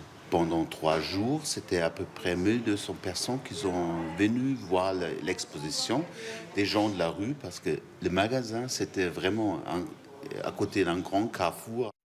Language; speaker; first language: French; non-native, fluent; German